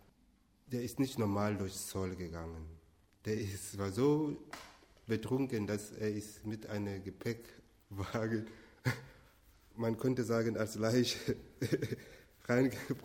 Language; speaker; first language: German; non-native, fluent; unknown